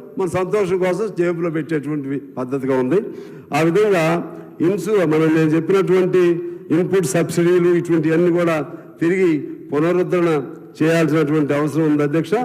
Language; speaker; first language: Telugu; native; Telugu